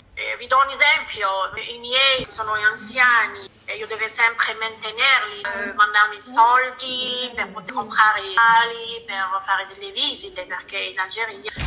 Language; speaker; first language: Italian; non-native, fluent; Arabic